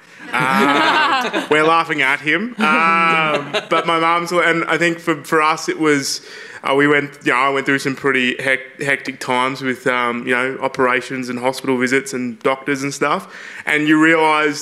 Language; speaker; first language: English; native; English